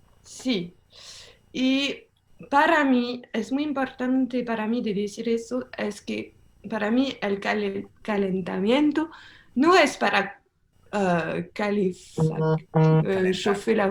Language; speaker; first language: Spanish; non-native, learner; French